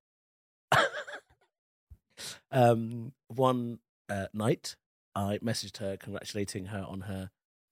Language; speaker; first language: English; native; English